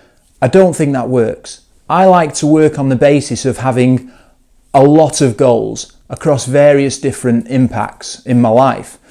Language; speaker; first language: English; native; English